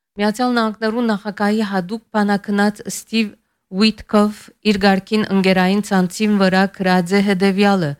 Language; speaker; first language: Armenian; early bilingual, heritage; Armenian